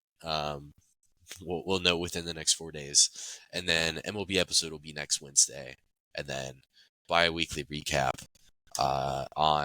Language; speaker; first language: English; native; English